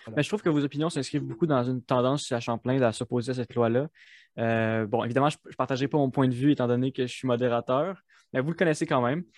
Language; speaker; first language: French; native; French